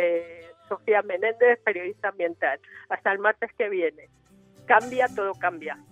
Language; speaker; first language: Spanish; native; Spanish